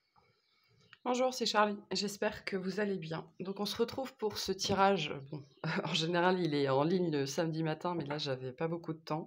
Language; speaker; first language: French; native; French